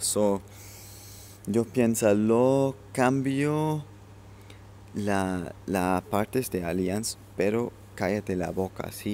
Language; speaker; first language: Spanish; non-native, learner; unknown